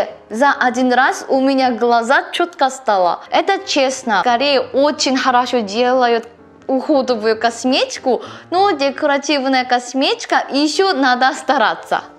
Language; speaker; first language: Russian; non-native, learner; Korean